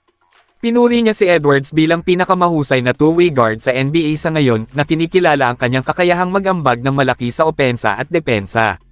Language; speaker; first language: Filipino; native; Filipino